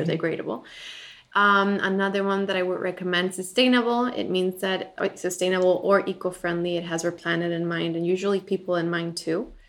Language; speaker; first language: English; non-native, fluent; Spanish